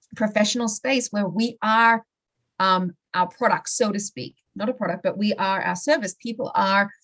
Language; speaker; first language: English; native; English